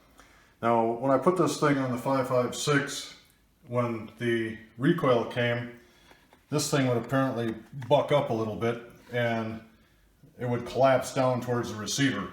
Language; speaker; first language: English; native; English